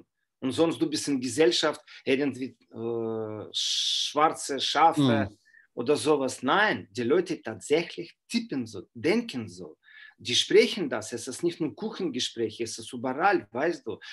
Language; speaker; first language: German; non-native, fluent; Russian